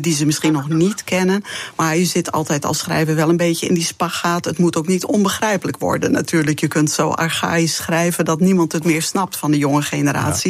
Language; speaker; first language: Dutch; non-native, local second language; Western Frisian